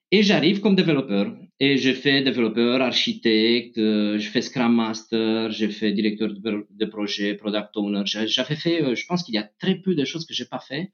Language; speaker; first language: French; non-native, fluent; Romanian